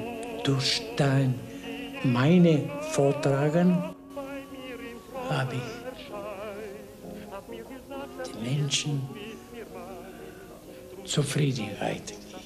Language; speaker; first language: German; non-native, learner; Bulgarian